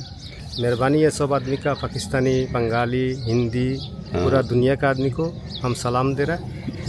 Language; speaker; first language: Hindi; non-native, fluent; Pashto